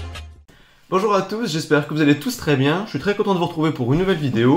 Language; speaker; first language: French; native; French